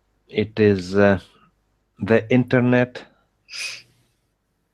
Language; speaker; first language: English; non-native, learner; Russian